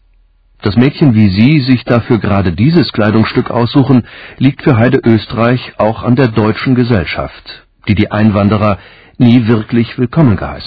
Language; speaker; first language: German; native; German